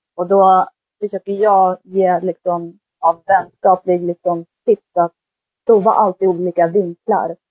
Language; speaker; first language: Swedish; early bilingual, other home language; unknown